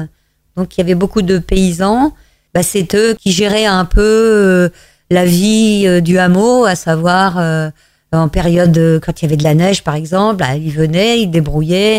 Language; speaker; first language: French; native; French